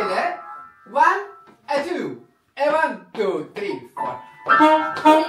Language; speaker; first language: Dutch; native; Dutch